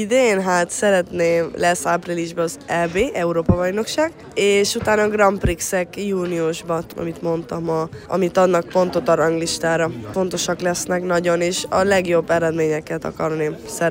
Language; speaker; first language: Hungarian; early bilingual, other home language; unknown